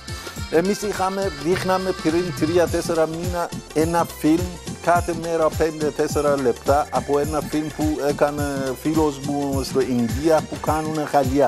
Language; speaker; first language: Greek; non-native, learner; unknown